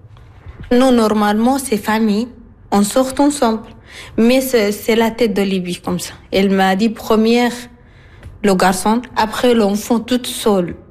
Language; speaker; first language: French; non-native, learner; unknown